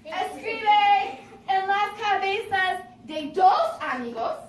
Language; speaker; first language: Spanish; non-native, fluent; English